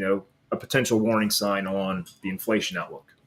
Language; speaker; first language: English; native; English